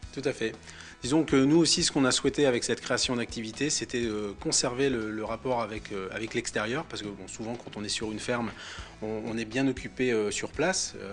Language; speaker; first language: French; native; French